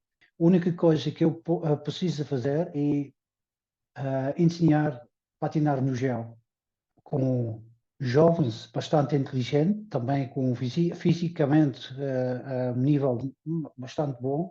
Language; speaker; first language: Portuguese; early bilingual, heritage; Dutch